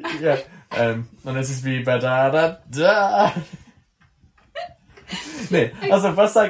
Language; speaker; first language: German; non-native, learner; English